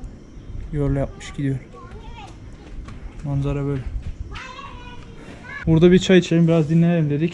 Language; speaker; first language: Turkish; native; Turkish